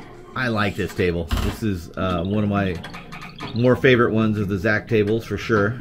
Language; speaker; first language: English; native; English